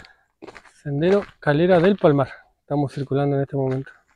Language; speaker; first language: Spanish; native; Spanish